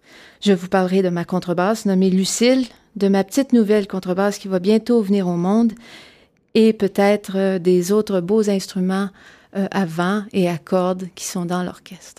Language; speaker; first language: French; native; French